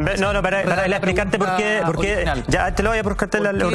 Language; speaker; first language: Spanish; native; Spanish